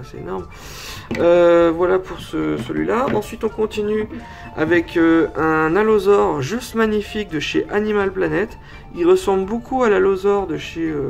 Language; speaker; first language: French; native; French